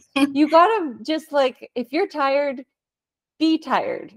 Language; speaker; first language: English; native; English